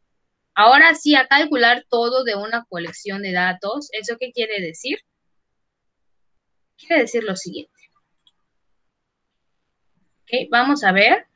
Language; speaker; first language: Spanish; native; Spanish